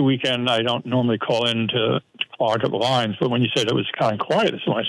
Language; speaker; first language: English; native; English